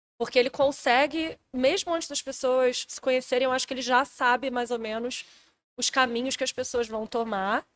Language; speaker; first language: Portuguese; native; Portuguese